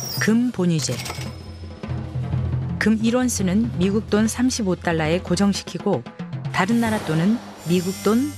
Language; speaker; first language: Korean; native; Korean